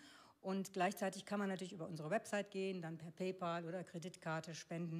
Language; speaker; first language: German; native; German